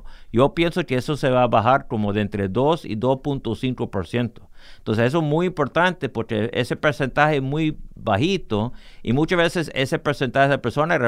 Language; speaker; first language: Spanish; early bilingual, heritage; English